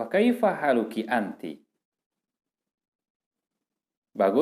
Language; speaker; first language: Arabic; non-native, fluent; Indonesian